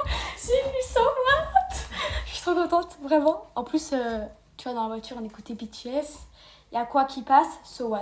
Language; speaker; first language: French; native; French